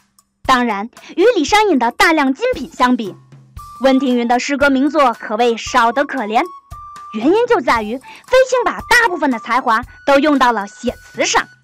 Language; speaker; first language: Chinese; native; Chinese